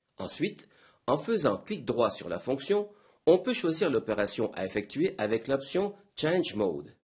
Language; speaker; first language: French; native; French